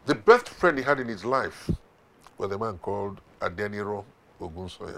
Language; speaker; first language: English; non-native, local second language; Igbo